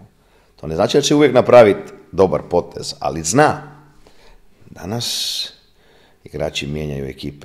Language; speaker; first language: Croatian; non-native, fluent; Italian